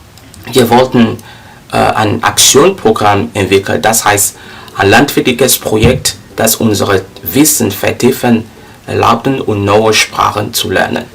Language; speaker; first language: German; non-native, learner; French